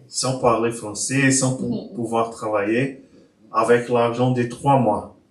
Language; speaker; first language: French; non-native, learner; Portuguese